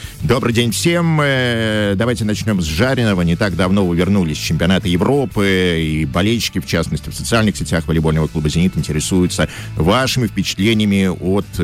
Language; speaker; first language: Russian; native; Russian